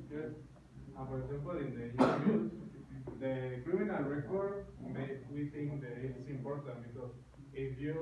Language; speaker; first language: English; non-native, learner; Spanish